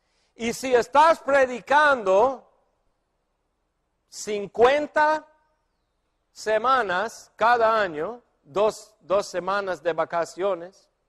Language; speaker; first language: Spanish; non-native, fluent; English